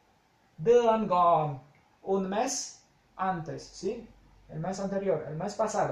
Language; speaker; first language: Spanish; non-native, fluent; Polish